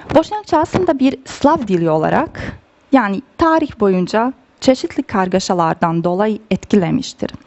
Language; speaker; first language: Turkish; non-native, fluent; Bosnian